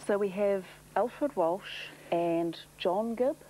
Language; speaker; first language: English; native; English